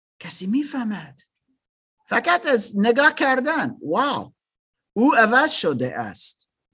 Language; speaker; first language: Persian; non-native, learner; English